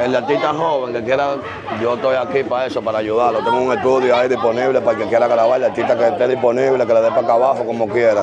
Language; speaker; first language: Spanish; native; Spanish